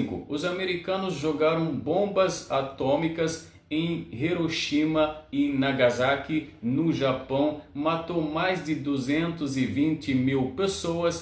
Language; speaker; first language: Portuguese; non-native, learner; Arabic